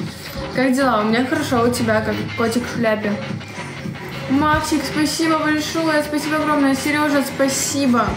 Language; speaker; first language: Russian; native; Russian